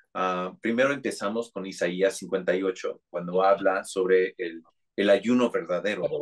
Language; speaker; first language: Spanish; non-native, fluent; English